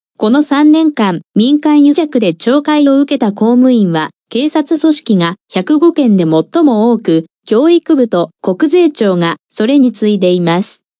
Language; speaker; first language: Japanese; non-native, fluent; Korean